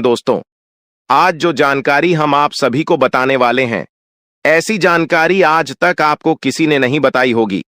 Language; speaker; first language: Hindi; non-native, local second language; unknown